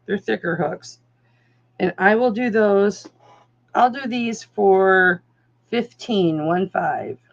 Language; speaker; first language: English; native; English